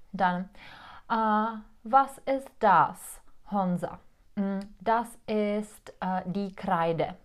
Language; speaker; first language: German; non-native, fluent; Czech